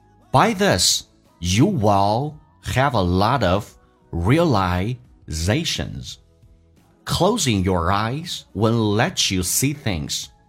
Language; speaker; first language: English; non-native, fluent; Chinese